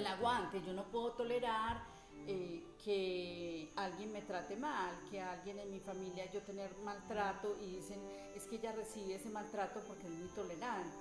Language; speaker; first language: Spanish; native; Spanish